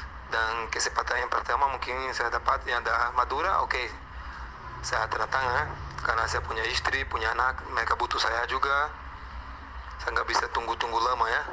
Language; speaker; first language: Indonesian; non-native, fluent; Portuguese